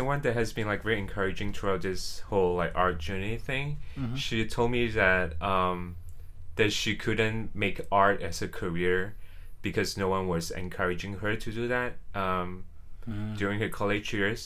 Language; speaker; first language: English; non-native, local second language; Chinese